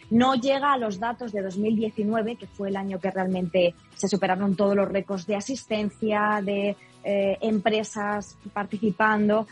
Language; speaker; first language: Spanish; native; Spanish